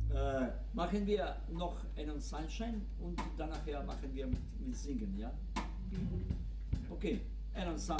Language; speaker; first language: German; non-native, learner; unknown